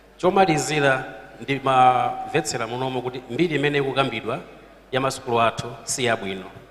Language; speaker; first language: Nyanja; native; Nyanja